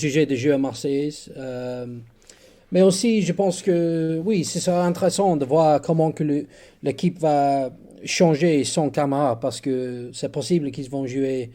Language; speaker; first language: French; non-native, fluent; English